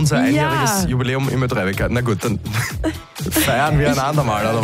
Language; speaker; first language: German; native; German